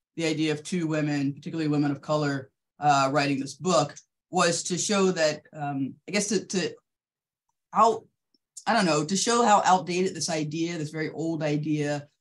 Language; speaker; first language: English; native; English